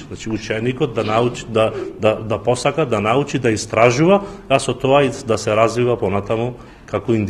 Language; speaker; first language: Macedonian; native; Macedonian